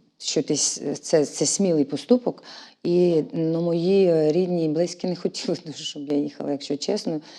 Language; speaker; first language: Ukrainian; native; Ukrainian